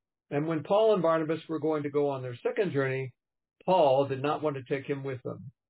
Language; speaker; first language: English; native; English